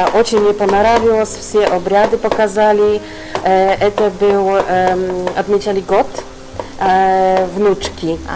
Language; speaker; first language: Russian; non-native, fluent; Polish